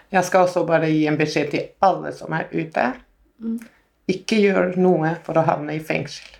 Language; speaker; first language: Norwegian; non-native, fluent; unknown